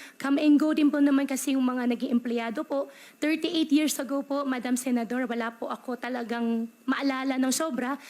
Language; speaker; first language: Filipino; native; Filipino